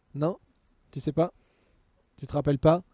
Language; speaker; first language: French; native; French